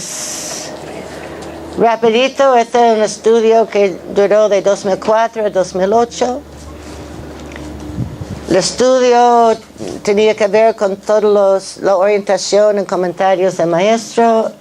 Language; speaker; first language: Spanish; non-native, fluent; English